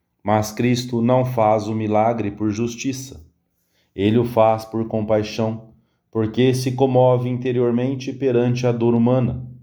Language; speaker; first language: Portuguese; native; Portuguese